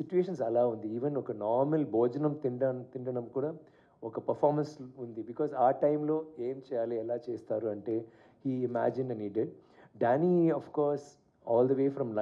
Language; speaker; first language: Telugu; non-native, learner; Tamil